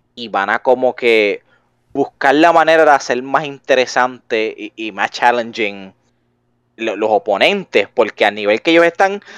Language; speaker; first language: Spanish; native; Spanish